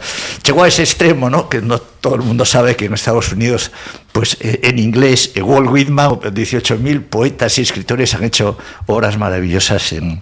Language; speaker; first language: Galician; non-native, local second language; Spanish